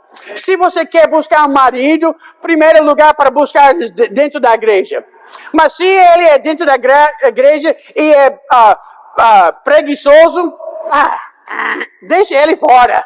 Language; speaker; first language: Portuguese; non-native, fluent; English